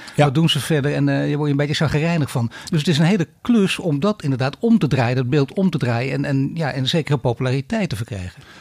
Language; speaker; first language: Dutch; native; Dutch